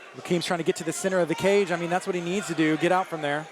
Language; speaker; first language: English; native; English